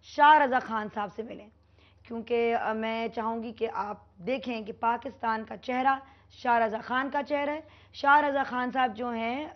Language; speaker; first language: Urdu; native; Urdu